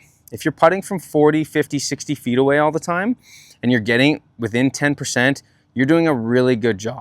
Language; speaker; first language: English; native; English